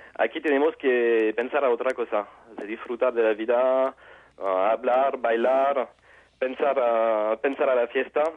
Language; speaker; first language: Spanish; non-native, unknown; French